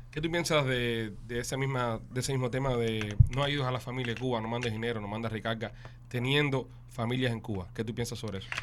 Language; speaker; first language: Spanish; native; Spanish